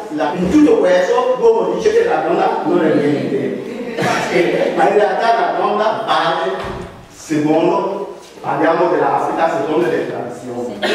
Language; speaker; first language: Italian; non-native, fluent; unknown